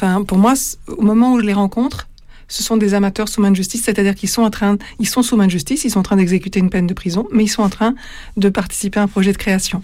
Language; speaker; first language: French; native; French